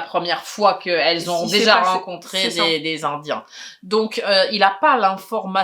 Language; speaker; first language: French; native; French